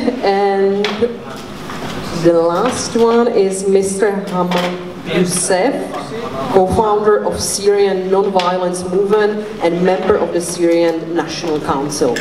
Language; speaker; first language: English; non-native, fluent; Czech